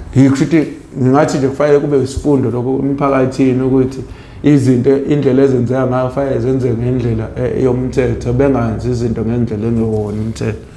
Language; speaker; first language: Zulu; native; Zulu